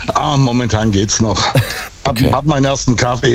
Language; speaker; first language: German; native; German